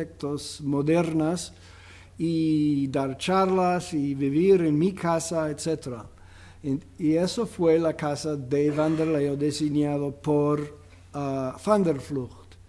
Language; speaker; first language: Spanish; non-native, fluent; English